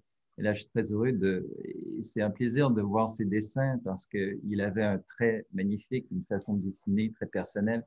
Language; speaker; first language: French; native; French